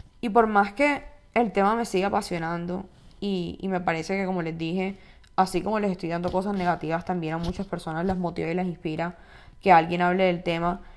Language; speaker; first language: Spanish; native; Spanish